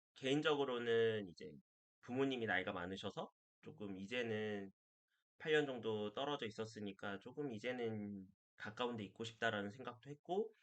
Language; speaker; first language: Korean; native; Korean